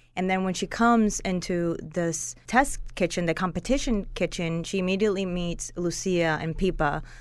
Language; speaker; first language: English; non-native, fluent; Spanish